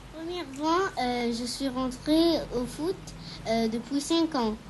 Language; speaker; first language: French; non-native, fluent; Arabic